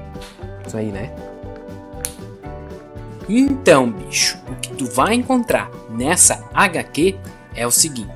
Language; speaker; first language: Portuguese; native; Portuguese